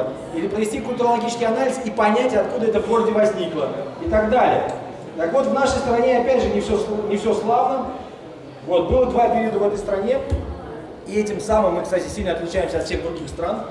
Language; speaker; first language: Russian; native; Russian